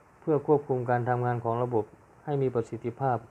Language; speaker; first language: Thai; native; Thai